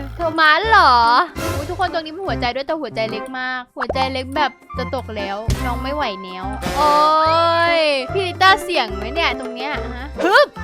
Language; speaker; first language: Thai; native; Thai